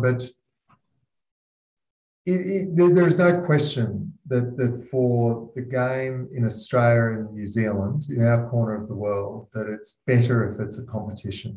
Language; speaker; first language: English; native; English